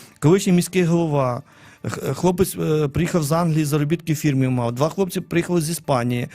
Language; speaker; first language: Ukrainian; native; Ukrainian